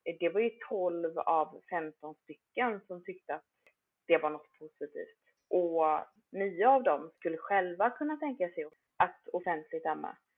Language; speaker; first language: Swedish; native; Swedish